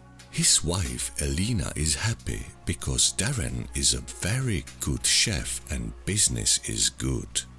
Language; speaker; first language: English; non-native, fluent; Czech